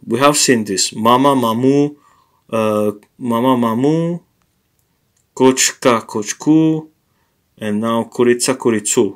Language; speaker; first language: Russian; non-native, learner; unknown